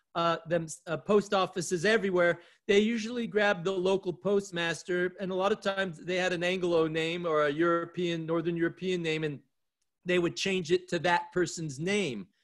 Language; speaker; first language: English; native; English